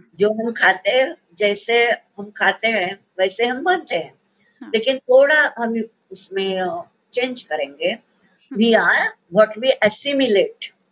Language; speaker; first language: Hindi; non-native, local second language; Marathi